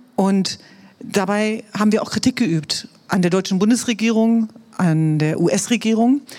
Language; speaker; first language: German; non-native, local second language; Kurdish